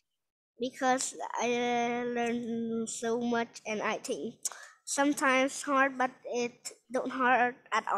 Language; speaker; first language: English; non-native, learner; Vietnamese